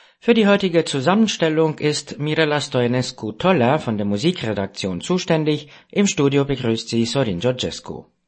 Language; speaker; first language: German; non-native, fluent; Romanian